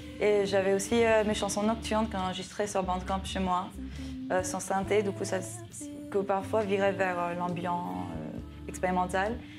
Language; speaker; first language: French; non-native, fluent; Spanish